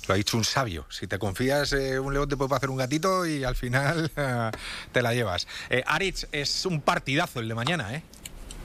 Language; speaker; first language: Spanish; native; Spanish